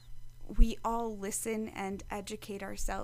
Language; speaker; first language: English; native; English